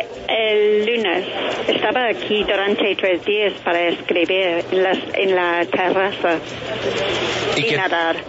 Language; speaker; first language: Spanish; non-native, learner; English